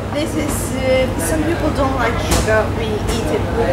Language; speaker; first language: English; non-native, learner; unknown